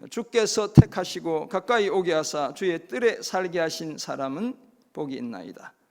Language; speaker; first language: Korean; native; Korean